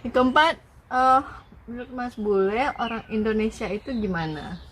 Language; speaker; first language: Indonesian; non-native, local second language; Minangkabau